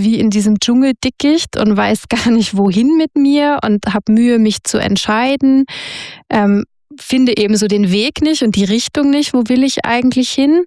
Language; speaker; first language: German; native; German